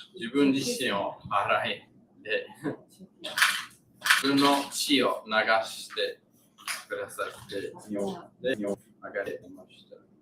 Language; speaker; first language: Japanese; non-native, learner; English